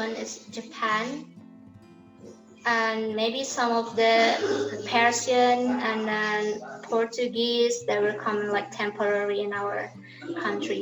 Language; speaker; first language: English; non-native, learner; Indonesian